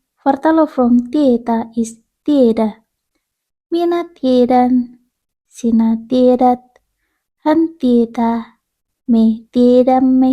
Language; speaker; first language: Finnish; non-native, learner; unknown